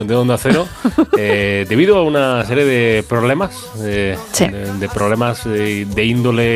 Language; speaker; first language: Spanish; native; Spanish